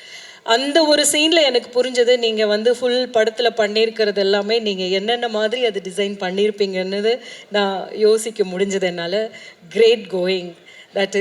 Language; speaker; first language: Tamil; native; Tamil